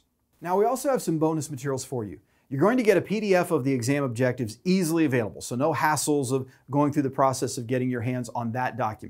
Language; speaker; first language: English; native; English